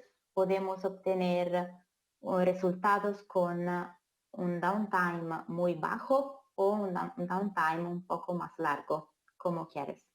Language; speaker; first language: Spanish; non-native, fluent; Italian